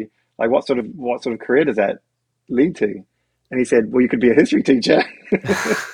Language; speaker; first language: English; native; English